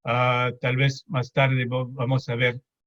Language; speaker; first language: Spanish; non-native, fluent; French